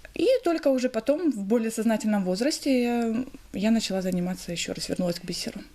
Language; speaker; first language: Russian; native; Russian